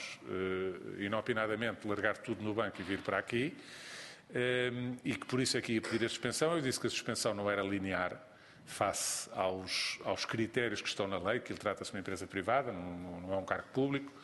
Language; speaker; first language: Portuguese; native; Portuguese